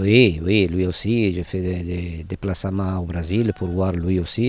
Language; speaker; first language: French; non-native, fluent; Italian